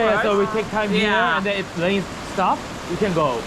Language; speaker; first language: English; non-native, learner; Korean